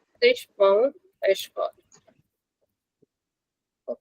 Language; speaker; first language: Portuguese; non-native, fluent; Hindi